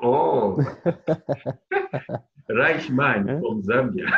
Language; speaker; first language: German; non-native, fluent; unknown